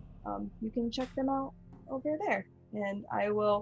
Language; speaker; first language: English; native; English